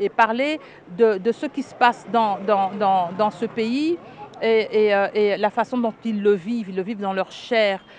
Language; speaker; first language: French; non-native, local second language; Lingala